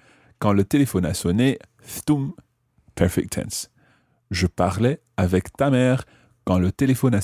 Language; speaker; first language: French; non-native, fluent; English